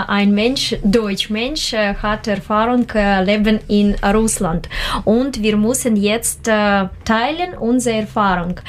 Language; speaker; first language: German; non-native, learner; Russian